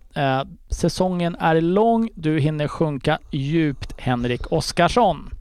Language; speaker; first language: Swedish; native; Swedish